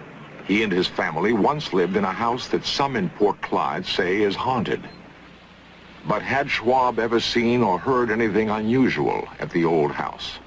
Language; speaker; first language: English; native; English